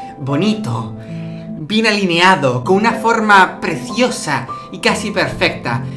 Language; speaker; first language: Spanish; native; Spanish